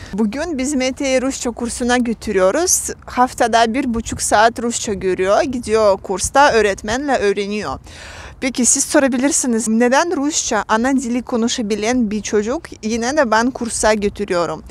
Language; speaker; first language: Turkish; non-native, fluent; Russian